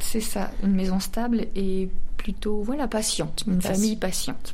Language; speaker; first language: French; native; French